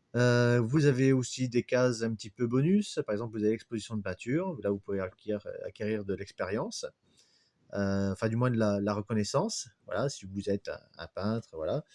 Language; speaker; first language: French; native; French